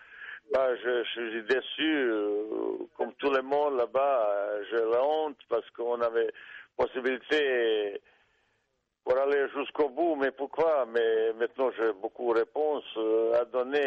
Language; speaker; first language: French; non-native, fluent; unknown